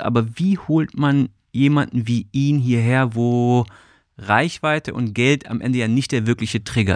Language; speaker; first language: German; native; German